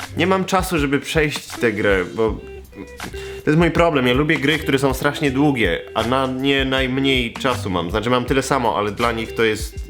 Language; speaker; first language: Polish; native; Polish